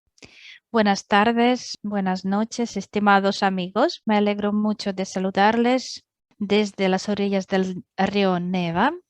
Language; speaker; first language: Spanish; non-native, fluent; Russian